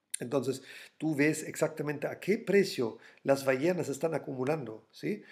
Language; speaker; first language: Spanish; non-native, fluent; German